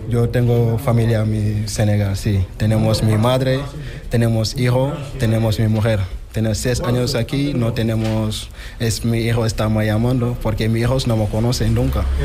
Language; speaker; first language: Spanish; non-native, learner; Wolof